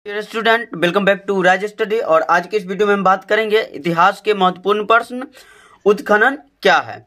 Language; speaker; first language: Hindi; native; Hindi